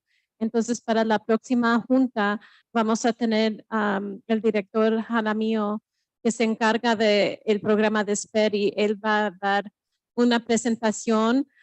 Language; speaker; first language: Spanish; early bilingual, heritage; Spanish